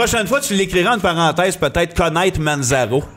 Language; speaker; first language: French; native; French